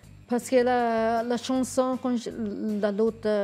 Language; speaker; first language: French; non-native, learner; English